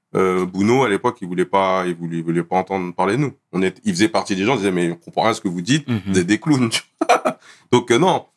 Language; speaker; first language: French; native; French